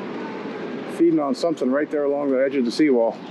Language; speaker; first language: English; native; English